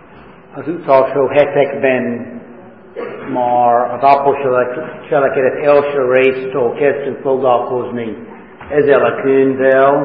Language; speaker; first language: Hungarian; non-native, fluent; English